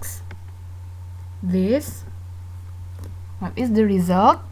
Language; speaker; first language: English; non-native, learner; Indonesian